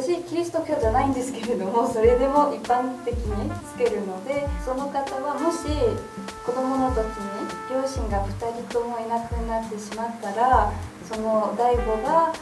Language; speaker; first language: Japanese; non-native, fluent; French